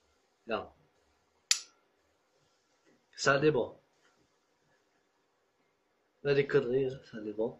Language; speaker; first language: French; native; French